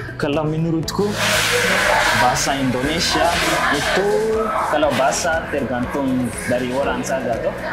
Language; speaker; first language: Indonesian; non-native, learner; Malagasy